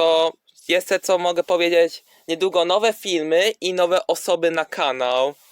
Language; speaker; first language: Polish; non-native, learner; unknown